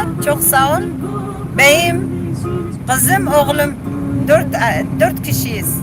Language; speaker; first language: Turkish; non-native, local second language; Kurdish